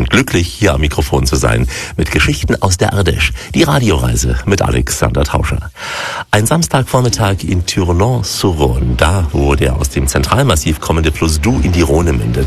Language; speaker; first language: German; native; German